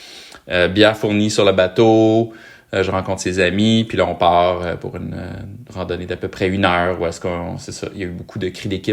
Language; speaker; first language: French; native; French